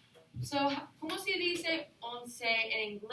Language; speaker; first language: Spanish; non-native, fluent; English